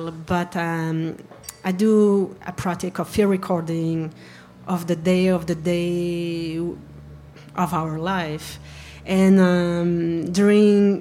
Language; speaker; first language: English; non-native, learner; French